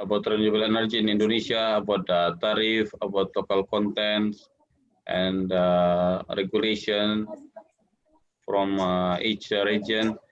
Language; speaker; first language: English; non-native, learner; Indonesian